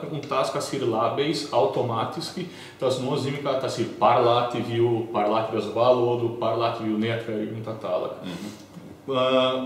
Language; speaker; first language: Latvian; early bilingual, heritage; Latvian